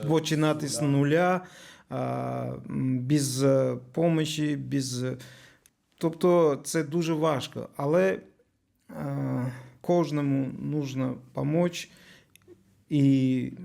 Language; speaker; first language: Ukrainian; non-native, learner; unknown